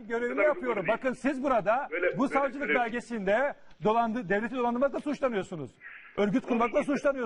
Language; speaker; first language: Turkish; native; Turkish